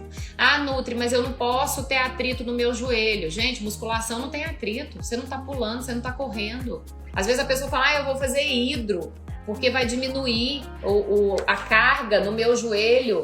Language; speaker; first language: Portuguese; native; Portuguese